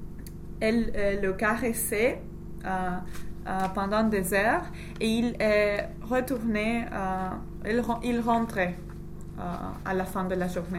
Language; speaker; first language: French; non-native, learner; English